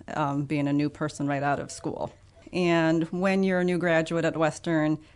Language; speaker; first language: English; native; English